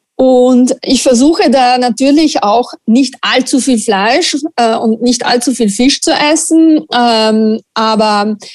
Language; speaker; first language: German; non-native, fluent; Italian